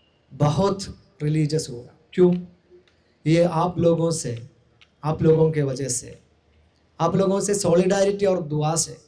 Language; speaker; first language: Hindi; non-native, local second language; Malayalam